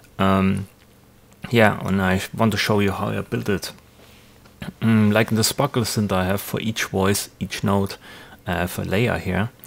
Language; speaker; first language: English; non-native, fluent; German